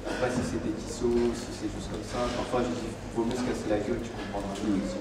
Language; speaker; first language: French; native; French